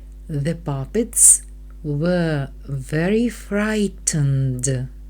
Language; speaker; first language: English; non-native, fluent; Ukrainian